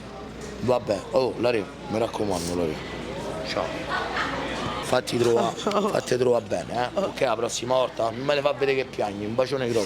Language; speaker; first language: Italian; native; Italian